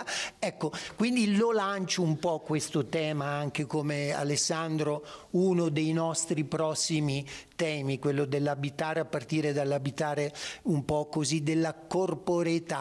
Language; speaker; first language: Italian; native; Italian